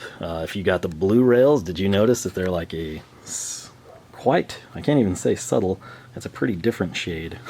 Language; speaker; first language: English; native; English